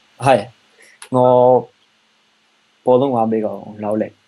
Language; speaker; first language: Cantonese; non-native, learner; Dutch